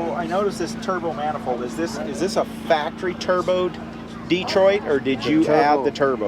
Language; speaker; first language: English; native; English